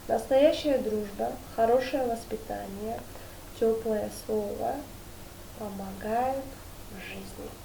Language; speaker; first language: Russian; non-native, local second language; Kyrgyz